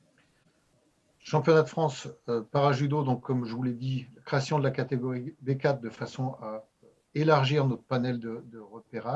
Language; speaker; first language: French; native; French